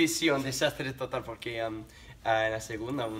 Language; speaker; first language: Spanish; non-native, learner; English